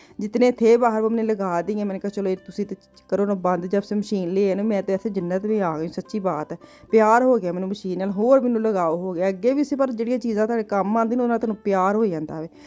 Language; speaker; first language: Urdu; non-native, local second language; Punjabi